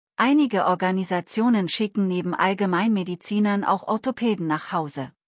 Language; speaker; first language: German; non-native, learner; Telugu